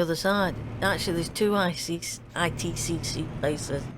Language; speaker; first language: English; native; English